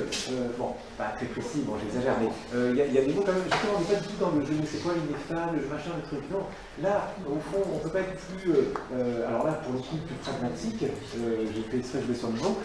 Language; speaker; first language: French; native; French